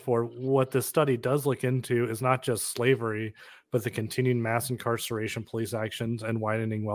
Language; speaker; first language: English; native; English